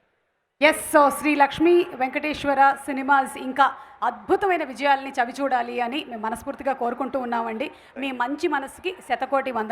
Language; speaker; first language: Telugu; native; Telugu